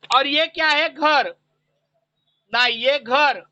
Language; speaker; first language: Hindi; non-native, local second language; Marathi